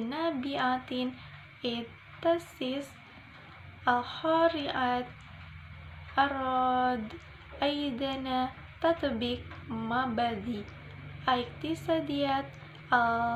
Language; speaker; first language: Arabic; non-native, learner; Indonesian